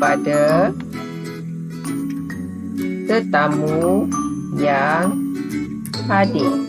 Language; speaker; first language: Malay; native; Malay